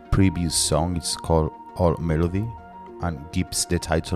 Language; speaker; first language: English; non-native, fluent; Spanish